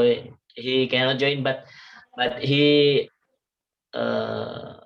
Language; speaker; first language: English; non-native, learner; Indonesian